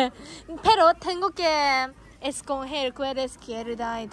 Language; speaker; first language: Spanish; non-native, learner; Japanese